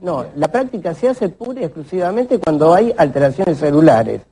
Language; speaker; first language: Spanish; native; Spanish